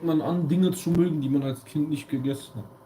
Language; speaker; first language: German; early bilingual, other home language; Kurdish